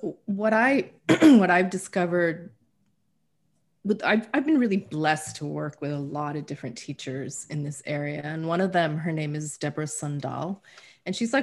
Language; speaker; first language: English; native; English